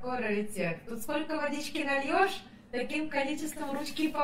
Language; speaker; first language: Russian; native; Russian